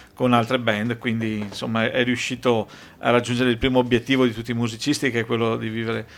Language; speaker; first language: Italian; native; Italian